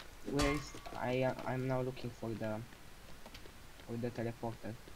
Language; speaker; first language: English; non-native, fluent; Romanian